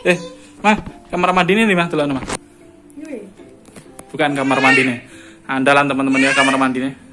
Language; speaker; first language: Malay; non-native, local second language; Javanese